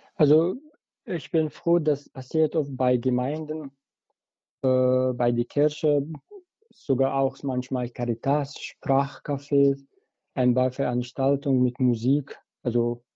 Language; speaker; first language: German; non-native, fluent; Arabic